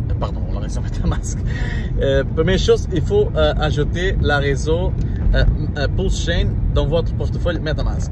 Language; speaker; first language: French; non-native, learner; Portuguese